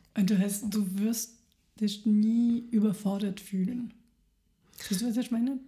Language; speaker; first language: German; non-native, fluent; French